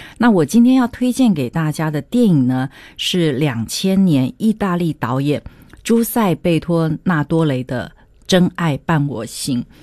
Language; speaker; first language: Chinese; native; Chinese